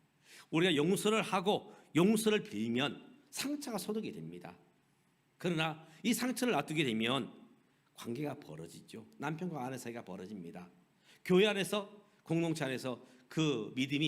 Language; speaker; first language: Korean; native; Korean